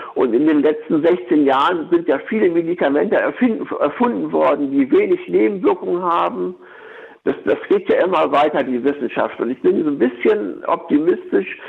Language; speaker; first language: German; native; German